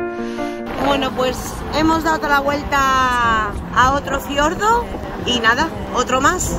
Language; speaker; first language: Spanish; native; Spanish